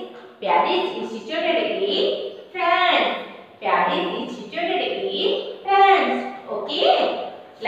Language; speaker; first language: English; non-native, fluent; Hindi